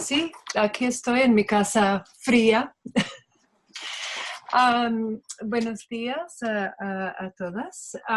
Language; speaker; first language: Spanish; non-native, fluent; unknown